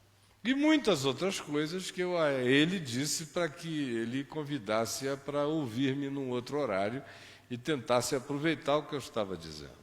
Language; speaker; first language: Portuguese; native; Portuguese